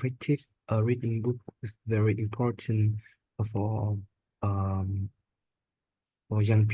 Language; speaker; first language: English; non-native, learner; Vietnamese